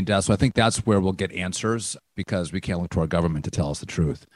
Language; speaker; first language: English; native; English